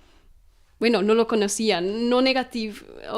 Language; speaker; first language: Spanish; non-native, fluent; German